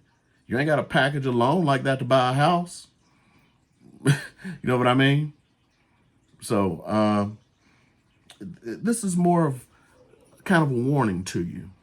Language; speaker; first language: English; native; English